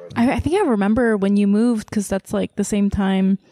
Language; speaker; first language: English; early bilingual, other home language; Korean